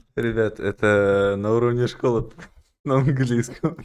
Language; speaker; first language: Russian; native; Russian